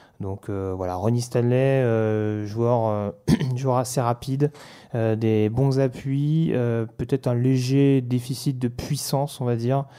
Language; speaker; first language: French; native; French